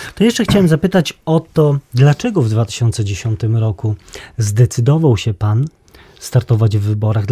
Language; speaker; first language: Polish; native; Polish